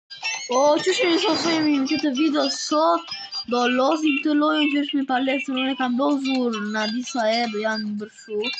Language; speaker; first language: Albanian; early bilingual, heritage; Albanian